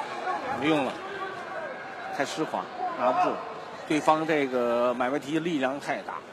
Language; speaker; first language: Chinese; native; Chinese